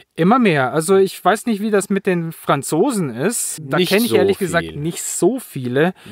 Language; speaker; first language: German; native; German